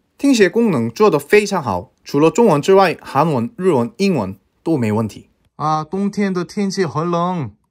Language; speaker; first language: Chinese; non-native, fluent; Korean